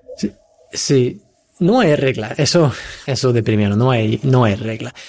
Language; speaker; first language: Spanish; non-native, fluent; English